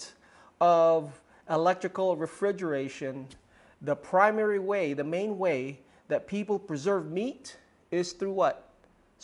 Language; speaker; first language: English; non-native, local second language; Filipino